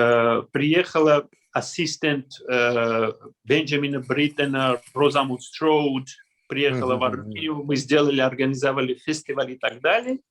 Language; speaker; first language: Russian; non-native, local second language; Armenian